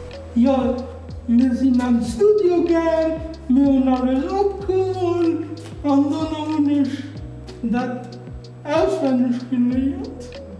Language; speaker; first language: German; non-native, local second language; Luxembourgish